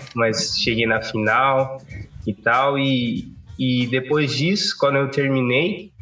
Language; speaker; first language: Portuguese; non-native, local second language; Kabuverdianu